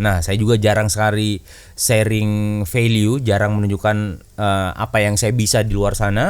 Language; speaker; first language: Indonesian; native; Indonesian